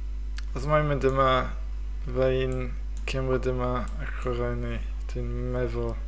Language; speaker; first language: Welsh; non-native, fluent; English